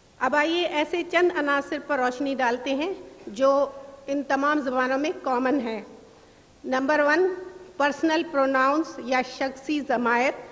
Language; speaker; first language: Urdu; non-native, local second language; Sindhi